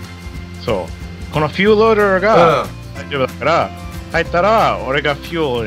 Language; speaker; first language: Japanese; non-native, fluent; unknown